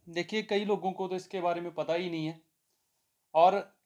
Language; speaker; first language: Hindi; native; Hindi